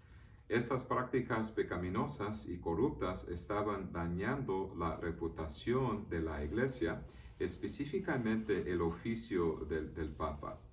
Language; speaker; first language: Spanish; early bilingual, heritage; Spanish